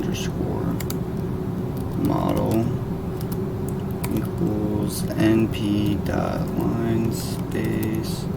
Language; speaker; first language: English; native; English